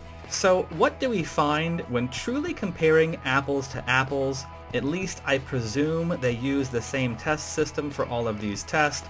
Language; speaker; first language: English; native; English